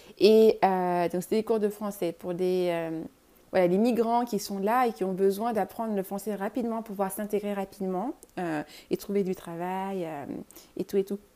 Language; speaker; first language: French; native; French